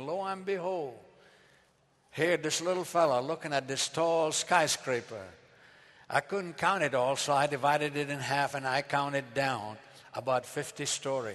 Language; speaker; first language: English; non-native, fluent; Arabic